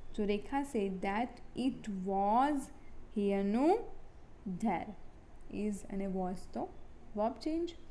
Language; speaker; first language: English; non-native, local second language; Gujarati